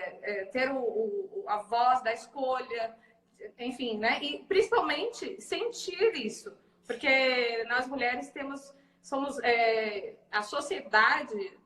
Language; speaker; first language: Portuguese; native; Portuguese